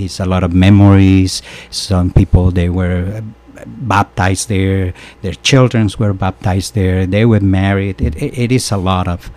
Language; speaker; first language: English; non-native, fluent; Spanish